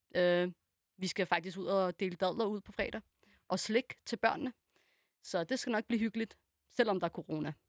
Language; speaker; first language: Danish; early bilingual, other home language; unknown